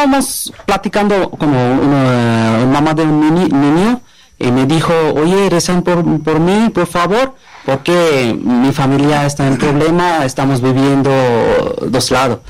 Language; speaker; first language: Spanish; non-native, learner; Bangla